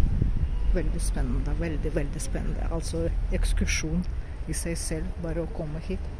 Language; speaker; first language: Norwegian; non-native, fluent; Russian